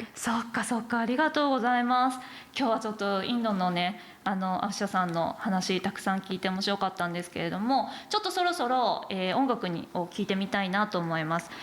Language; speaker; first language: Japanese; native; Japanese